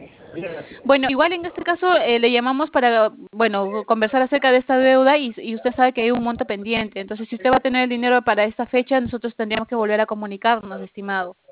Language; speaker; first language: Spanish; native; Spanish